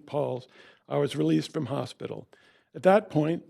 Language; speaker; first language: English; native; English